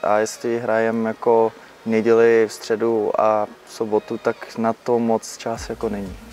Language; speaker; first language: Czech; non-native, fluent; Dutch